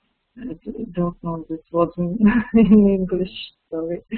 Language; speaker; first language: English; non-native, fluent; Russian